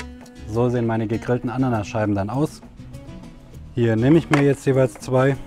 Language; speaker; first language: German; native; German